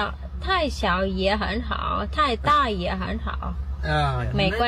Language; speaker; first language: Chinese; non-native, fluent; Vietnamese